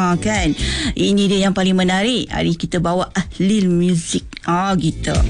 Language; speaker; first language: Malay; native; Malay